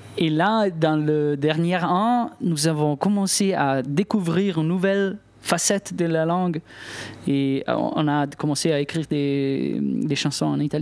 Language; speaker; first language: French; non-native, local second language; Italian